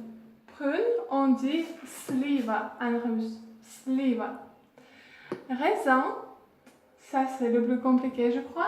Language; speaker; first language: French; non-native, fluent; Russian